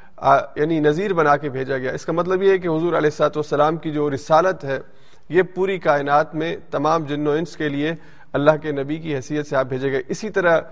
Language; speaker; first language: Urdu; early bilingual, heritage; Urdu